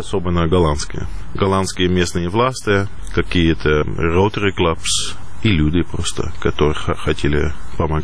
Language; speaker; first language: Russian; non-native, fluent; Dutch